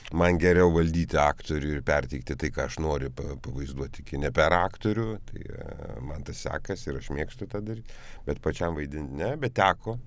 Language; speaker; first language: Lithuanian; native; Lithuanian